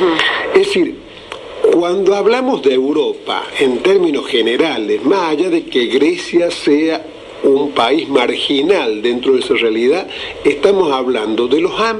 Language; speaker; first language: Spanish; native; Spanish